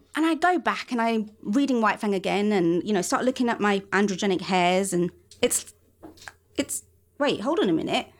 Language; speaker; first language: English; native; English